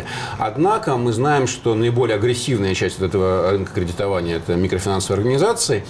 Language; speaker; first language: Russian; native; Russian